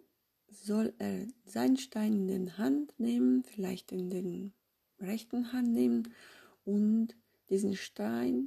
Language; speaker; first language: German; non-native, fluent; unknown